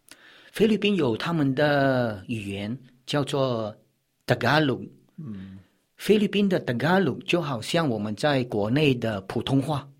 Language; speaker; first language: Chinese; early bilingual, heritage; Chinese